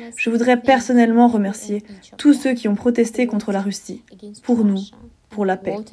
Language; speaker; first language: French; non-native, fluent; Ukrainian